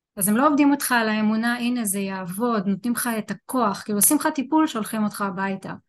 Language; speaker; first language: Hebrew; native; Hebrew